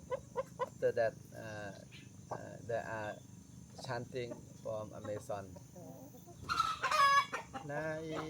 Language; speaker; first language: English; non-native, learner; Thai